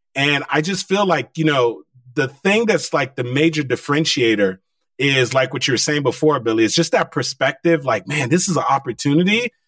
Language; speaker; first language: English; early bilingual, other home language; Haitian Creole